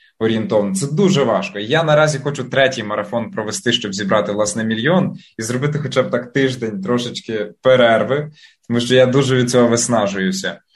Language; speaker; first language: Ukrainian; native; Ukrainian